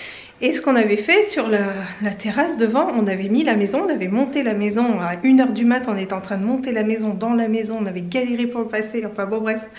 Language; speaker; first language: French; native; French